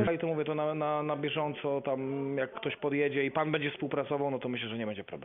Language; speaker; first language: Polish; native; Polish